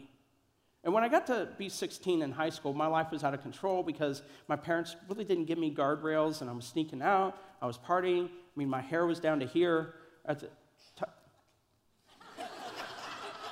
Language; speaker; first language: English; native; English